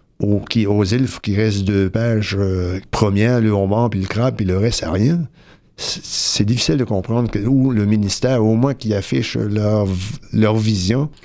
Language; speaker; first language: French; native; French